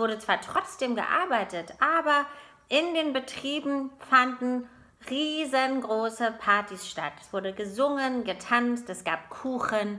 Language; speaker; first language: German; native; German